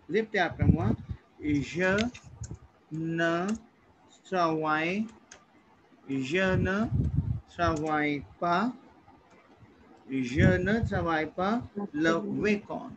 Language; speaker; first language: French; non-native, fluent; Hindi